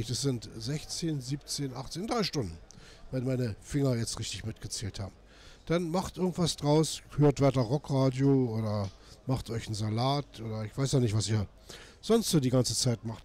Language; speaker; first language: German; native; German